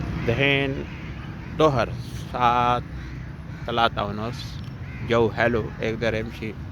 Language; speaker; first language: Arabic; non-native, learner; Urdu